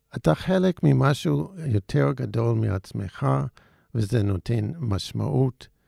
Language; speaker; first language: Hebrew; non-native, fluent; English